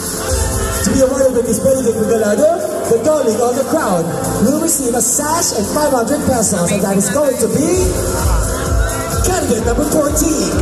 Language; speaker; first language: English; non-native, local second language; Filipino